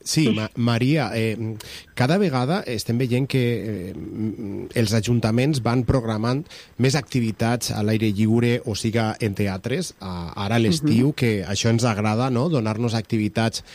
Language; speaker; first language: Catalan; native; Catalan